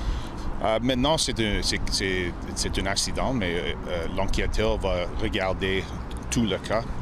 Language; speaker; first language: French; non-native, local second language; English